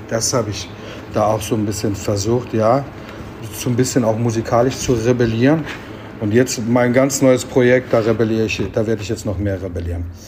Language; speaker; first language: German; early bilingual, other home language; Turkish